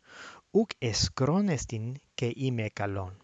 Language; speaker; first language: Greek; non-native, fluent; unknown